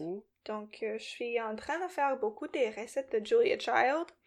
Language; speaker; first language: French; non-native, local second language; English